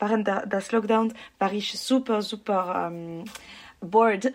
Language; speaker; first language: German; non-native, learner; French